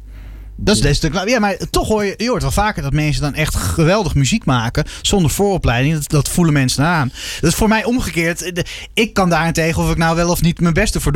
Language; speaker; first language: Dutch; native; Dutch